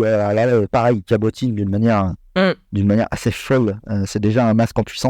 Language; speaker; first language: French; native; French